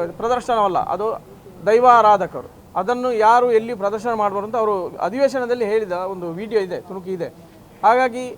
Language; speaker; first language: Kannada; non-native, local second language; Tulu